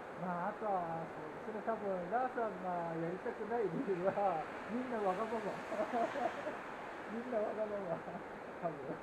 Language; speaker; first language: Japanese; non-native, fluent; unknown